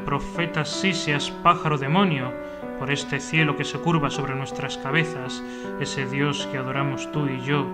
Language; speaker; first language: Spanish; native; Spanish